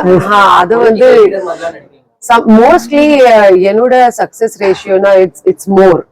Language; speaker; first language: Tamil; non-native, fluent; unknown